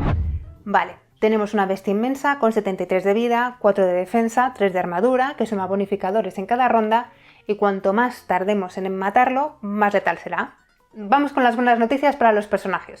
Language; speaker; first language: Spanish; native; Spanish